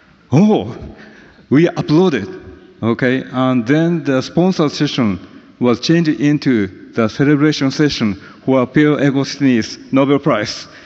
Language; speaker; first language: English; non-native, fluent; Japanese